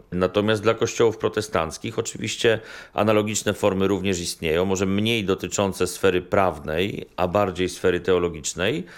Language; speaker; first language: Polish; native; Polish